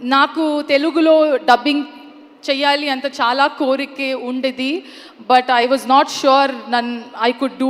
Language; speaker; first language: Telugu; non-native, learner; Kannada